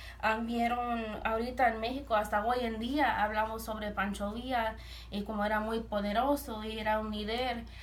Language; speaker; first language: Spanish; early bilingual, heritage; Spanish